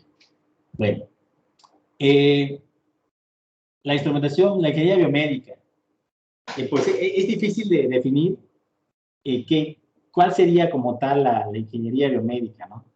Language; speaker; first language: Spanish; native; Spanish